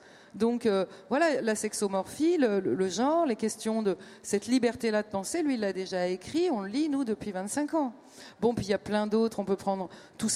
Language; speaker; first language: French; native; French